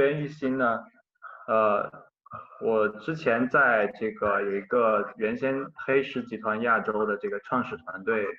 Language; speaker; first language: Chinese; native; Chinese